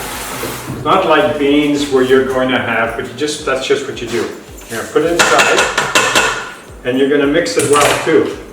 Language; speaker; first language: English; native; English